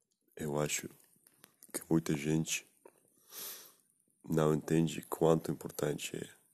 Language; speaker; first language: Portuguese; non-native, learner; Spanish